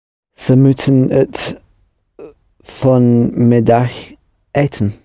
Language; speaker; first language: Dutch; non-native, learner; English